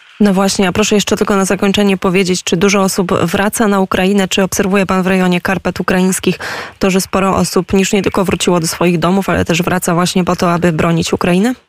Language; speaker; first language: Polish; native; Polish